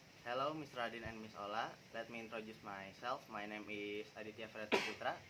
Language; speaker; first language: English; non-native, learner; Indonesian